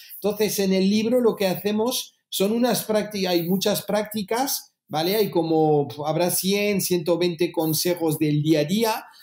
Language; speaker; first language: Spanish; early bilingual, heritage; French